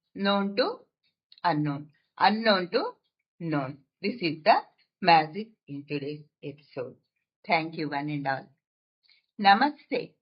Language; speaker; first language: English; non-native, local second language; Telugu